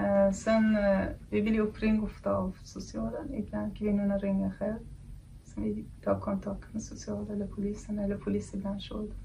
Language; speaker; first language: Swedish; non-native, fluent; Kurdish